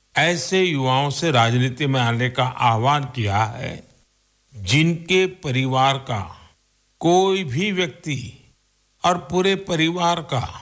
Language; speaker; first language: Hindi; non-native, local second language; Gujarati